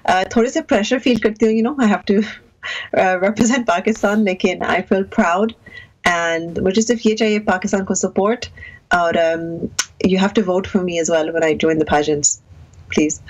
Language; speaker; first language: Hindi; early bilingual, heritage; Hindi